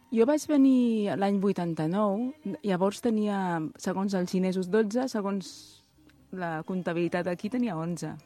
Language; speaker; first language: Catalan; early bilingual, other home language; Chinese